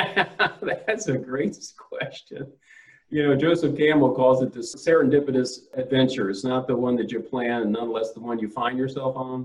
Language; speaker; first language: English; native; English